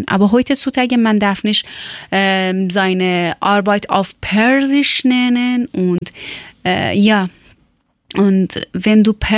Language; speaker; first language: German; non-native, learner; Persian